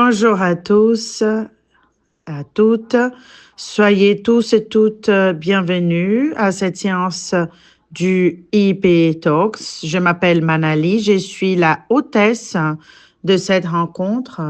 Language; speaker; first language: French; non-native, fluent; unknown